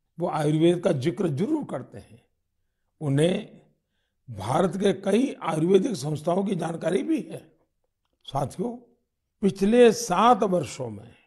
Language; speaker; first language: Hindi; non-native, local second language; Gujarati